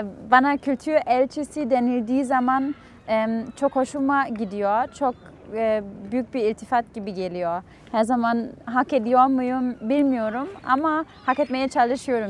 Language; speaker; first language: Turkish; non-native, fluent; German